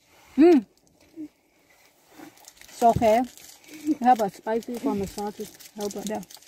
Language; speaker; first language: English; non-native, learner; Thai